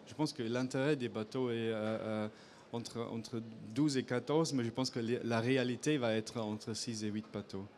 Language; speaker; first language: French; non-native, fluent; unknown